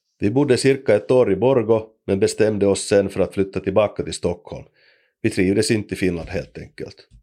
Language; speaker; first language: Swedish; native; Swedish